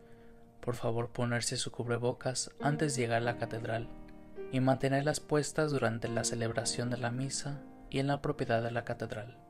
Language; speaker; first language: Spanish; native; Spanish